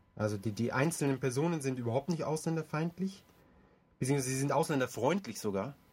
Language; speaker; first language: German; early bilingual, other home language; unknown